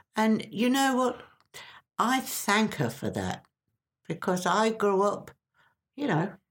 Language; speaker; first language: English; native; English